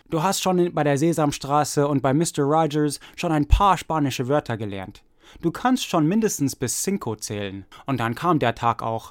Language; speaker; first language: German; early bilingual, other home language; English